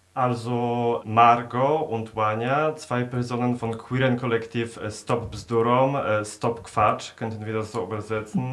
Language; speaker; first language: German; non-native, fluent; Polish